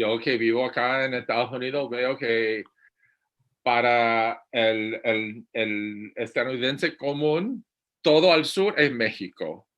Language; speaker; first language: Spanish; non-native, fluent; English